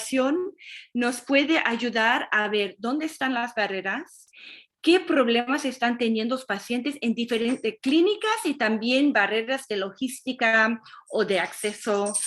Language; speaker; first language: Spanish; non-native, fluent; English